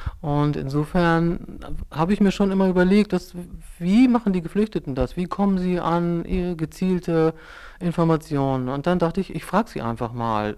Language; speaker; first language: German; native; German